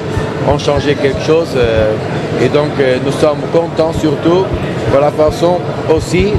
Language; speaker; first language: French; non-native, learner; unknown